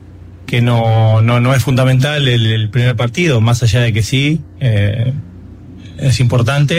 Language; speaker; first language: Spanish; native; Spanish